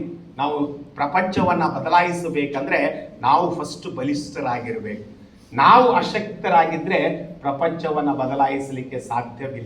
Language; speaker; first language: Kannada; native; Kannada